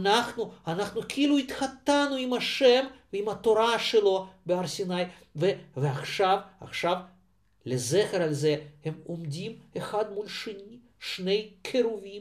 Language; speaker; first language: Hebrew; non-native, fluent; Russian